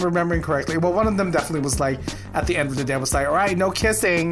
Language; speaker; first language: English; non-native, local second language; Filipino